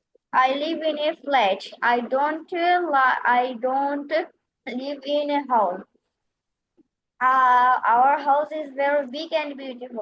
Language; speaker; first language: English; non-native, learner; Bangla